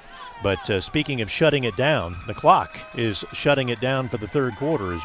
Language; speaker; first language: English; native; English